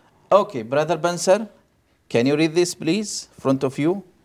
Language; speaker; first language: English; non-native, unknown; Arabic